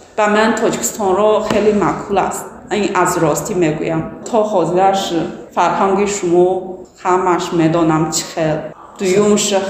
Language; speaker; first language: Persian; non-native, learner; Chinese